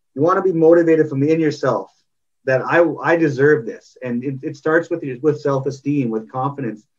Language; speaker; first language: English; native; English